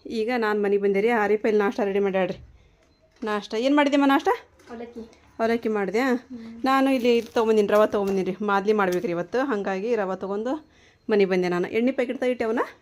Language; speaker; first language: Kannada; non-native, local second language; Urdu